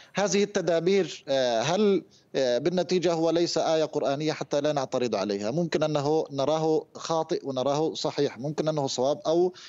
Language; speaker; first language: Arabic; non-native, fluent; Turkish